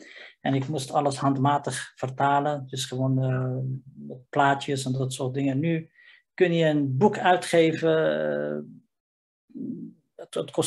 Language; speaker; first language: Dutch; non-native, fluent; Riffian